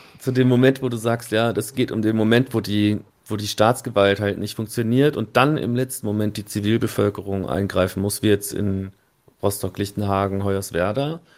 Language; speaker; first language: German; native; German